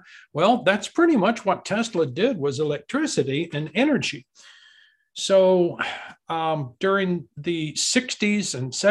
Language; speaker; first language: English; native; English